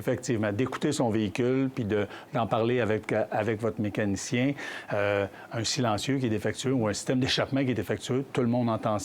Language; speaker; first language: French; native; French